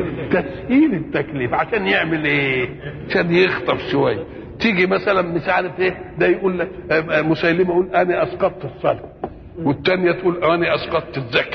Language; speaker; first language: Arabic; native; Arabic